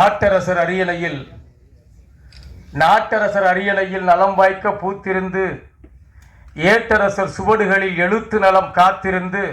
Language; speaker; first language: Tamil; native; Tamil